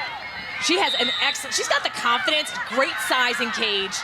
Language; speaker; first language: English; native; English